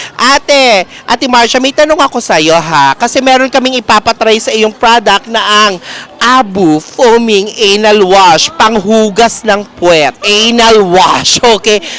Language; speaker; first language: Filipino; native; Filipino